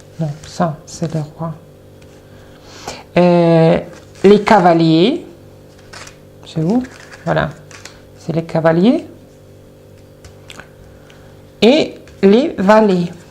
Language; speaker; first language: French; non-native, fluent; Russian